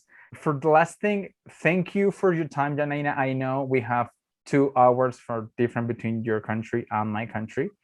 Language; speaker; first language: English; non-native, learner; Spanish